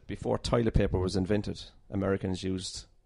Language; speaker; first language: English; native; English